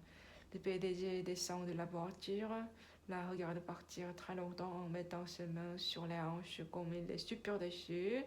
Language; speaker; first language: French; non-native, learner; Korean